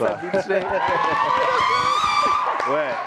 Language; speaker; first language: French; non-native, learner; Kinyarwanda